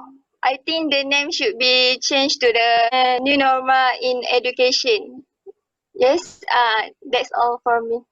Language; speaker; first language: English; non-native, local second language; Malay